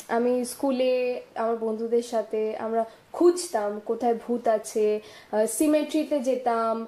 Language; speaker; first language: Bangla; non-native, local second language; Punjabi